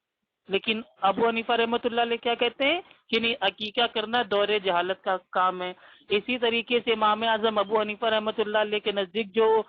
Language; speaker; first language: Hindi; native; Hindi